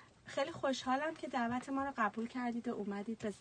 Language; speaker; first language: Persian; native; Persian